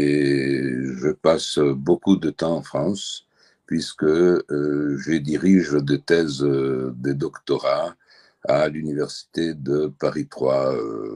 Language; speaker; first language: French; early bilingual, heritage; French